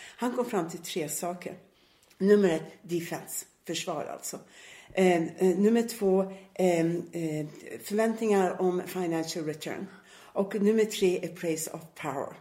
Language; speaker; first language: Swedish; native; Swedish